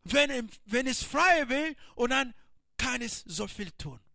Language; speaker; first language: German; non-native, learner; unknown